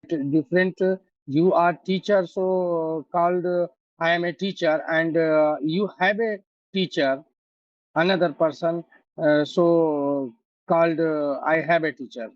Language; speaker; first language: English; non-native, learner; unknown